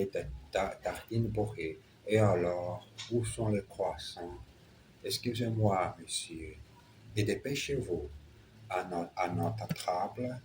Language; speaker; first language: French; non-native, learner; Portuguese